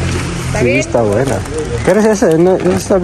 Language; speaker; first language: Spanish; non-native, learner; Filipino